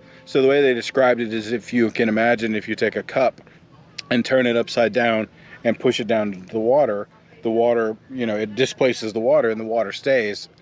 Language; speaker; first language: English; native; English